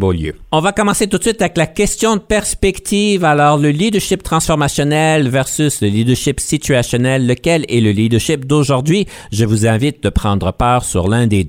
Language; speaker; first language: French; native; French